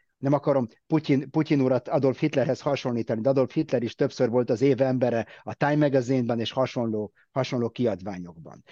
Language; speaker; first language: Hungarian; early bilingual, heritage; Hungarian